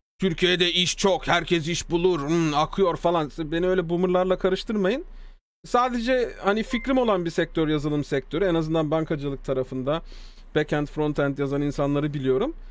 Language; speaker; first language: Turkish; early bilingual, heritage; Turkish